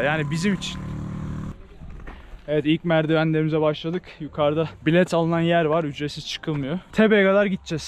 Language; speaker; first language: Turkish; native; Turkish